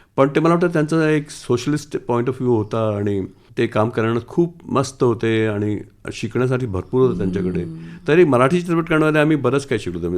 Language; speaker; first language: Marathi; non-native, local second language; Sindhi